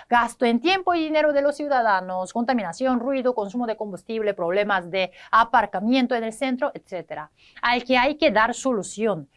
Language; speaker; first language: Spanish; non-native, fluent; Korean